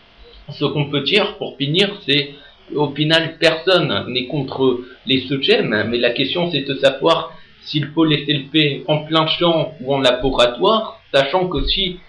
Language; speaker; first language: French; native; French